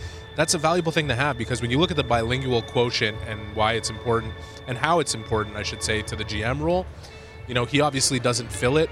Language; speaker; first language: English; native; English